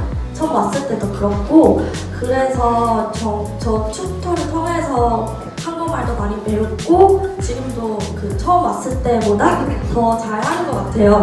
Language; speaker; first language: Korean; non-native, fluent; Chinese